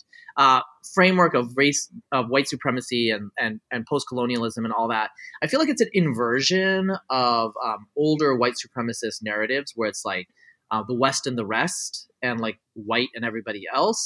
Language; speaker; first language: English; early bilingual, other home language; Bangla